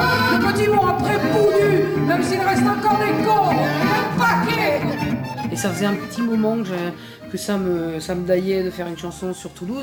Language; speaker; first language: French; native; French